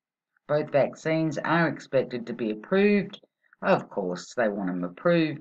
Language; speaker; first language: English; native; English